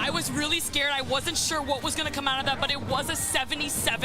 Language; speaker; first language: English; native; English